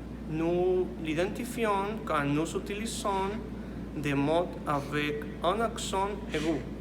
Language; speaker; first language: French; non-native, learner; Spanish